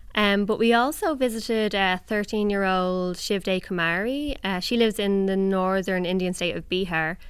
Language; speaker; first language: English; native; English